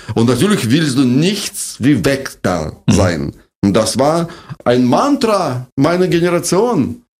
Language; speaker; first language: German; non-native, fluent; Russian